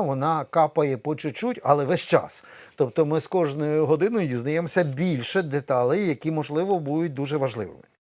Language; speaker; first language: Ukrainian; native; Ukrainian